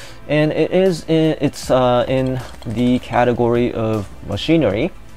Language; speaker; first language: English; non-native, fluent; Japanese